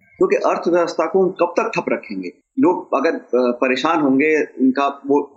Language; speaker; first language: Hindi; native; Hindi